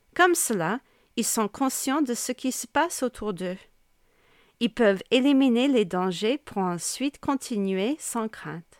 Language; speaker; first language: French; non-native, fluent; English